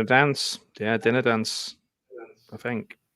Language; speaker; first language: English; native; English